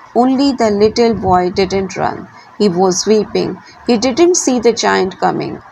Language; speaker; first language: English; non-native, local second language; Hindi